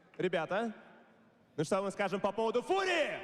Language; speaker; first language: Russian; native; Russian